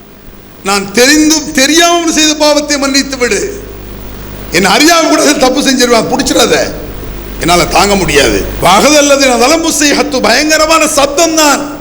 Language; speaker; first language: Tamil; native; Tamil